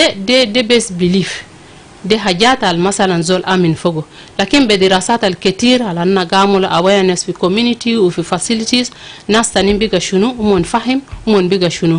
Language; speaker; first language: Arabic; non-native, local second language; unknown